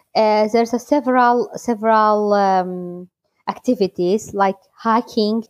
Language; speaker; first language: English; non-native, learner; Kurdish